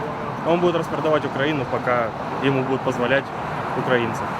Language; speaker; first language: Russian; native; Russian